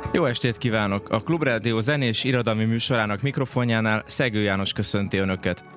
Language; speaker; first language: Hungarian; native; Hungarian